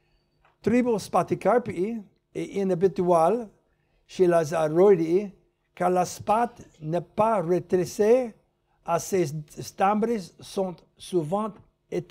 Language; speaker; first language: French; non-native, learner; English